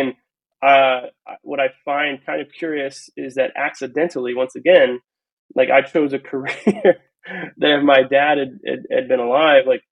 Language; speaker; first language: English; native; English